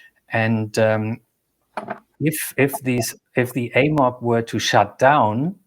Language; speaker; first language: English; non-native, fluent; German